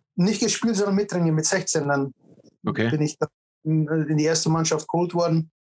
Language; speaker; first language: German; native; German